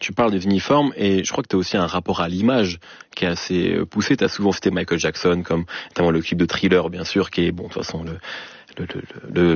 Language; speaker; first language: French; native; French